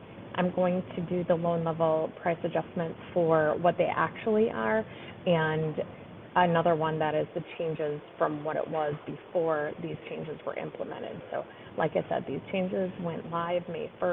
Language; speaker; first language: English; native; English